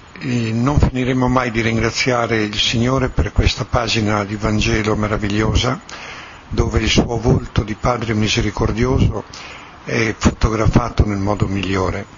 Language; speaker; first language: Italian; native; Italian